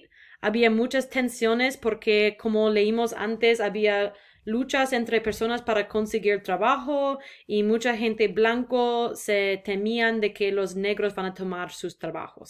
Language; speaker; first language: Spanish; non-native, fluent; English